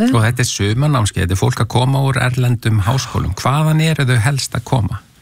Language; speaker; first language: Icelandic; native; Icelandic